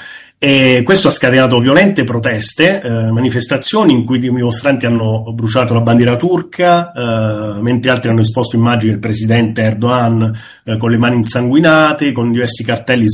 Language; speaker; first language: Italian; native; Italian